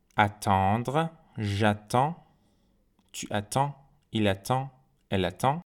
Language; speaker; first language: French; non-native, fluent; Persian